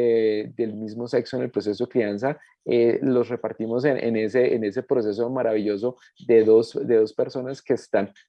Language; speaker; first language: Spanish; native; Spanish